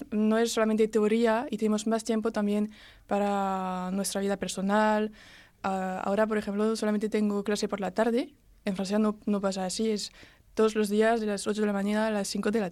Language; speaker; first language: Spanish; early bilingual, heritage; French